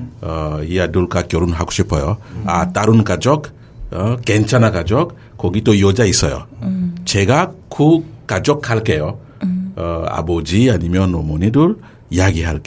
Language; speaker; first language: Korean; non-native, learner; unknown